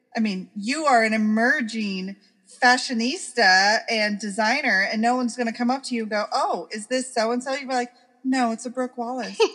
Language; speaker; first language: English; native; English